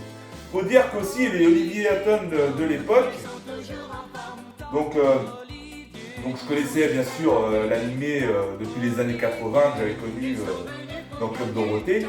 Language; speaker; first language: French; native; French